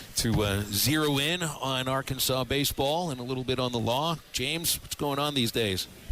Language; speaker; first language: English; native; English